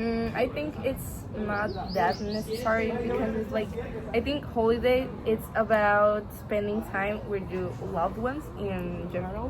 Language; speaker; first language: English; non-native, learner; Spanish